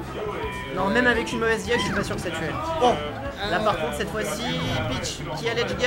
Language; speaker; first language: French; native; French